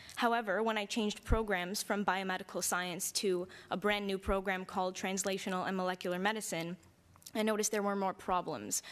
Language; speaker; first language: English; early bilingual, other home language; Romanian